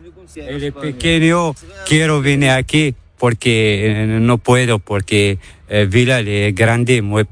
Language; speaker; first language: Spanish; non-native, learner; Arabic